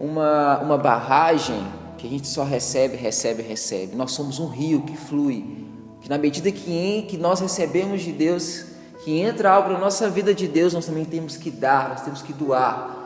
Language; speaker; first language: Portuguese; native; Portuguese